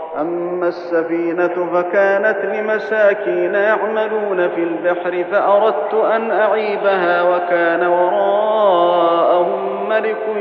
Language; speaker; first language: Arabic; native; Arabic